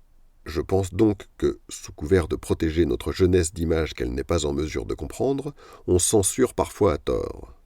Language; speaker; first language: French; native; French